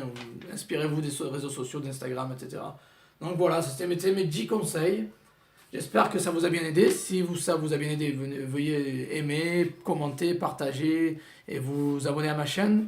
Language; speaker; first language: French; native; French